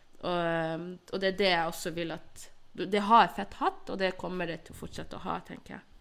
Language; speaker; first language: Norwegian; early bilingual, other home language; Somali